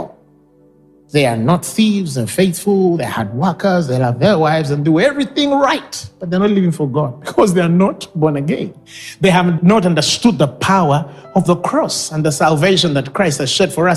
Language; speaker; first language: English; non-native, local second language; Ganda